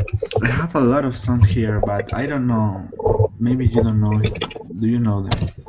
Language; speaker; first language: English; non-native, fluent; Spanish